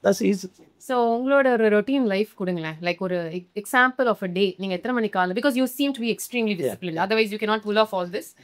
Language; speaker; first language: Tamil; native; Tamil